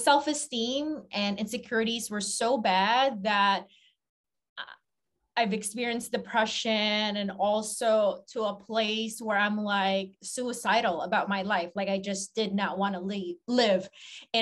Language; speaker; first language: English; non-native, local second language; Filipino